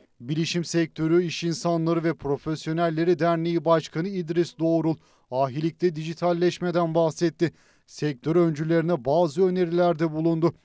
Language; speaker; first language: Turkish; native; Turkish